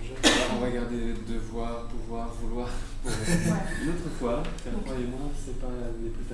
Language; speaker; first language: French; native; French